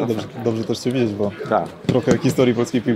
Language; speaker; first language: Polish; native; Polish